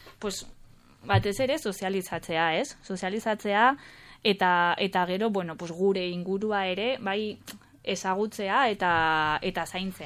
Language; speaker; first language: Basque; non-native, local second language; Spanish